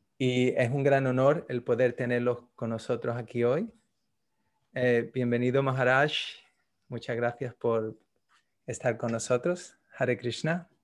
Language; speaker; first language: Spanish; native; Spanish